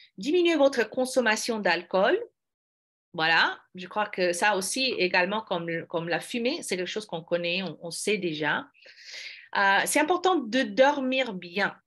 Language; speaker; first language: French; non-native, fluent; English